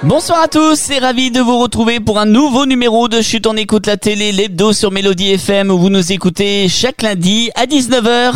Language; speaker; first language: French; native; French